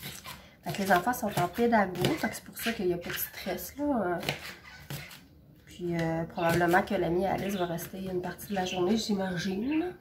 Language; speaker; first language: French; native; French